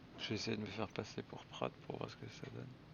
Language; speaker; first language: French; native; French